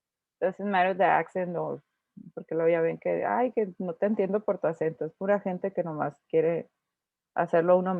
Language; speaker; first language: Spanish; native; Spanish